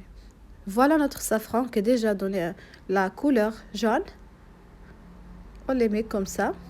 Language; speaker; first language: French; non-native, local second language; Arabic